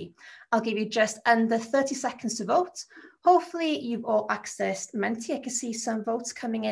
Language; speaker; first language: English; native; English